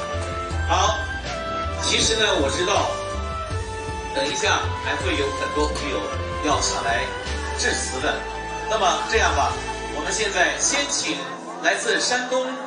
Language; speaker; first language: Chinese; native; Chinese